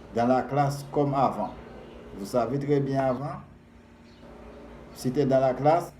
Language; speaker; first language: French; non-native, fluent; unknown